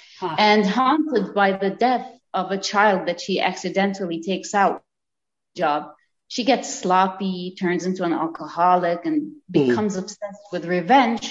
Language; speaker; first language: English; non-native, fluent; Arabic